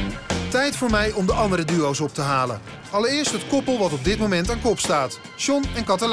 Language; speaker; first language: Dutch; native; Dutch